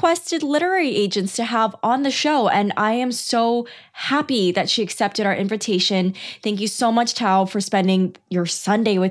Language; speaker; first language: English; early bilingual, other home language; Chinese